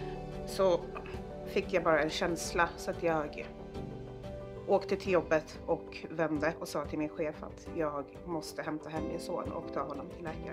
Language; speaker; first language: Swedish; native; Swedish